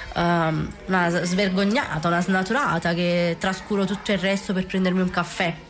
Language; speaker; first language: Italian; native; Italian